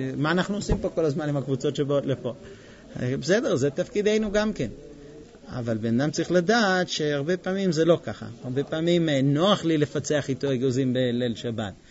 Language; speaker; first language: Hebrew; non-native, fluent; English